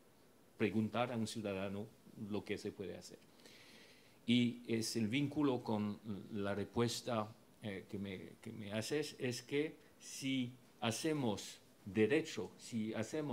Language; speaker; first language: Spanish; non-native, fluent; French